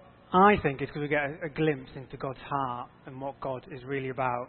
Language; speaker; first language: English; native; English